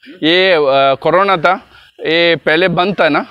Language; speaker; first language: Hindi; non-native, local second language; Malayalam